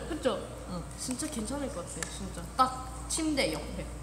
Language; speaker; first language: Korean; non-native, fluent; Thai